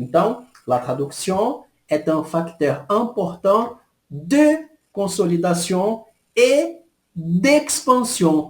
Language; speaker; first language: French; non-native, fluent; Portuguese